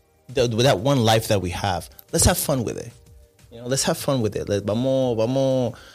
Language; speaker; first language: English; non-native, fluent; Spanish